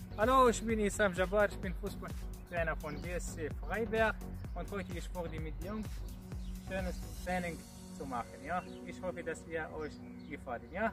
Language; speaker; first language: German; non-native, learner; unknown